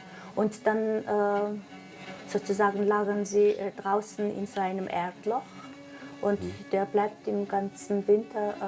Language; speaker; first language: German; non-native, fluent; Mongolian